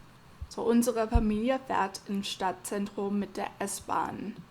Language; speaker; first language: German; non-native, fluent; English